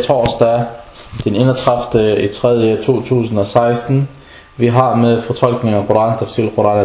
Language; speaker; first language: Danish; non-native, fluent; Arabic